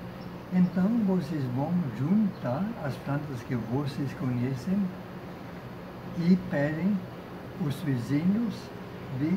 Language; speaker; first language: Portuguese; non-native, fluent; German